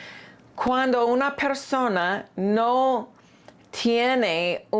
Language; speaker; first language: Spanish; non-native, fluent; English